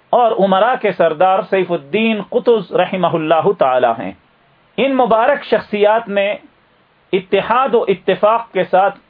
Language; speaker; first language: Urdu; native; Urdu